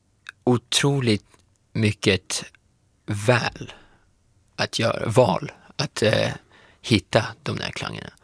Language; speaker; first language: Swedish; non-native, fluent; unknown